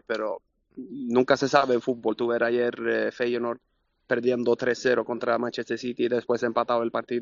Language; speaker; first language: Spanish; non-native, learner; Swedish